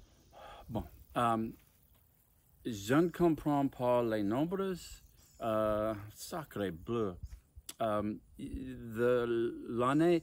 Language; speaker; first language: French; non-native, learner; English